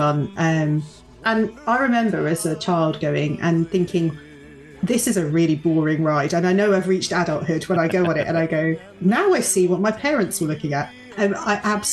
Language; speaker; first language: English; native; English